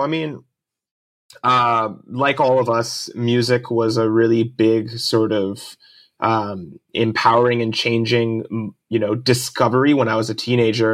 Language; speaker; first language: English; early bilingual, other home language; Japanese